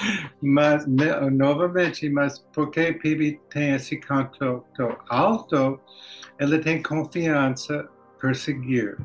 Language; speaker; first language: Portuguese; non-native, learner; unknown